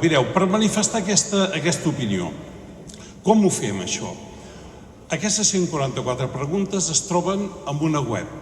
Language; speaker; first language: Catalan; native; Catalan